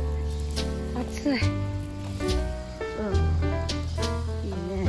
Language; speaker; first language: Japanese; native; Japanese